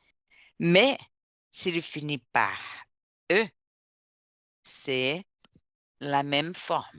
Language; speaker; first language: French; non-native, fluent; Portuguese